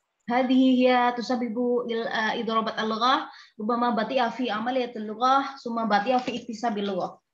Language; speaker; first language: Arabic; non-native, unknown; Indonesian